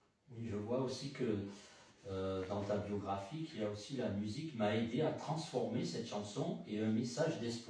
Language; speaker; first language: French; native; French